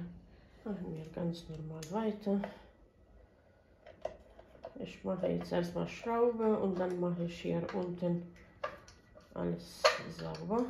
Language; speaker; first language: German; non-native, fluent; Bosnian